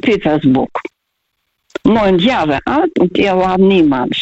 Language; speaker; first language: German; early bilingual, heritage; Russian